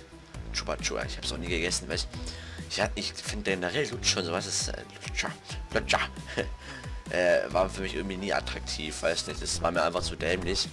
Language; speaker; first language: German; native; German